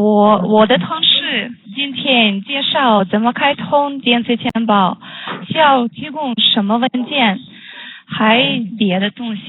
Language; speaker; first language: Chinese; non-native, learner; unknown